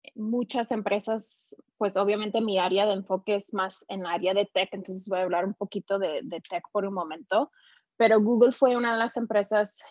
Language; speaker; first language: Spanish; early bilingual, heritage; Spanish